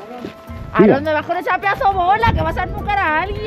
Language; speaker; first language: Spanish; native; Spanish